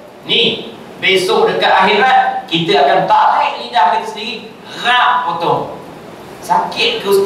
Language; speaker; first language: Malay; native; Malay